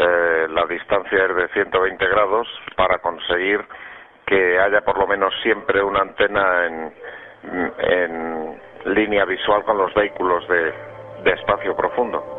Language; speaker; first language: Spanish; native; Spanish